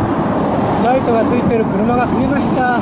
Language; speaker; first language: Japanese; native; Japanese